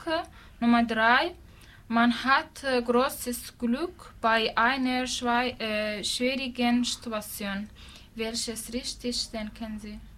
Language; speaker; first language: German; non-native, learner; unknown